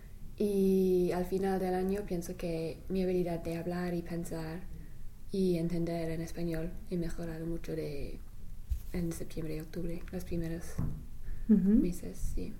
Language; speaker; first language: Spanish; non-native, learner; English